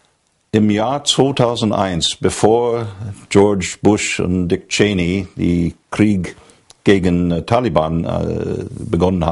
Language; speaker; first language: German; non-native, fluent; English